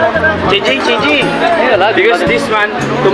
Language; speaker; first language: English; non-native, learner; Filipino